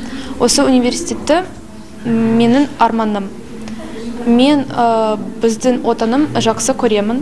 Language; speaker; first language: Kazakh; non-native, local second language; Russian